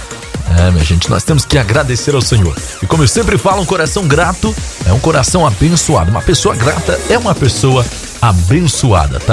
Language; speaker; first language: Portuguese; native; Portuguese